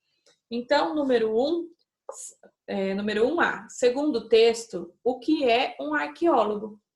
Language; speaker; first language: Portuguese; native; Portuguese